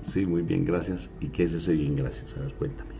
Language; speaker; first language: Spanish; native; Spanish